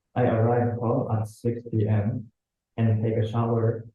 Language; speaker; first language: English; non-native, learner; Japanese